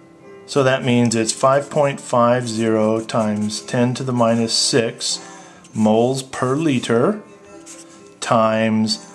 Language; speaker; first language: English; native; English